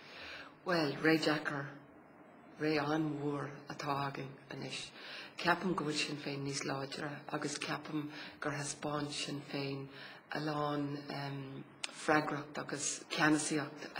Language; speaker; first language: Irish; non-native, local second language; English